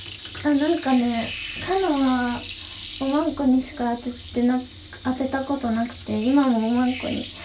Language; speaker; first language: Japanese; native; Japanese